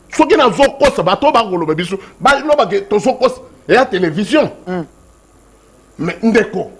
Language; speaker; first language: Lingala; non-native, local second language; Kituba (Democratic Republic of Congo)